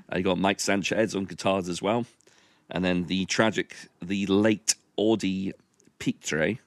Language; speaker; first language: English; native; English